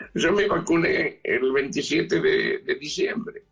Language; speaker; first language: Spanish; native; Spanish